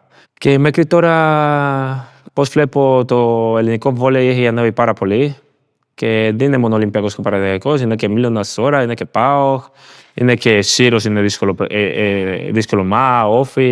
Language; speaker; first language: Greek; non-native, learner; Spanish